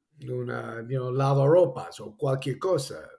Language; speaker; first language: Spanish; non-native, fluent; English